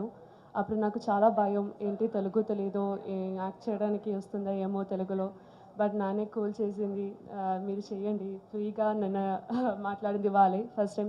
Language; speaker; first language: Telugu; non-native, learner; Malayalam